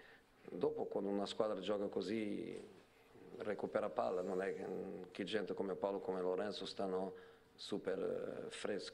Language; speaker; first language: Italian; non-native, fluent; Portuguese